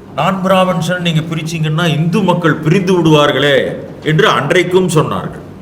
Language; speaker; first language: Tamil; native; Tamil